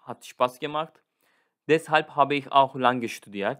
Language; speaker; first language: German; non-native, fluent; Turkish